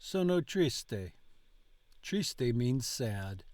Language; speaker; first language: Italian; non-native, learner; English